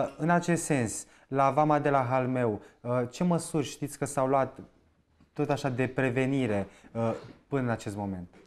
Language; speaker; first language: Romanian; native; Romanian